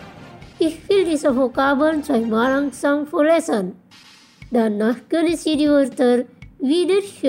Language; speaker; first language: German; non-native, fluent; Indonesian